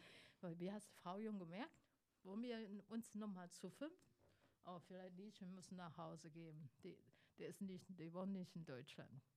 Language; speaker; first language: German; non-native, fluent; Chinese